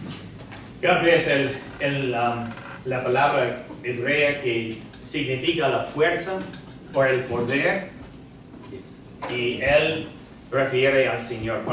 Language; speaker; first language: Spanish; non-native, fluent; English